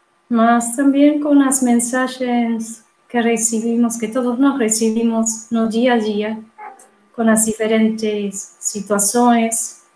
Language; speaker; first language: Portuguese; non-native, fluent; Spanish